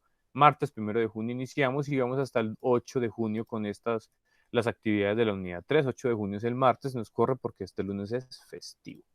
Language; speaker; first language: Spanish; native; Spanish